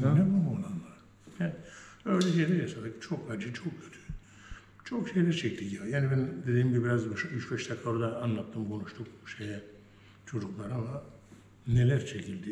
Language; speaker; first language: Turkish; native; Turkish